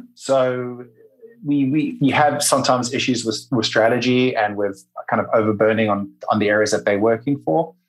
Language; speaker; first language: English; native; English